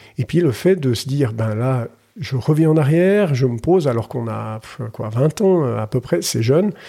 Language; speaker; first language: French; native; French